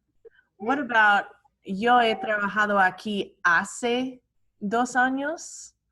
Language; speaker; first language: Spanish; non-native, learner; English